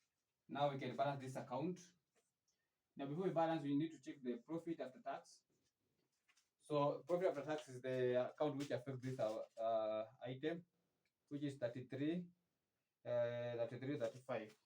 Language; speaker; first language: English; non-native, local second language; Swahili